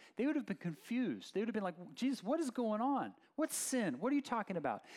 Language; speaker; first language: English; native; English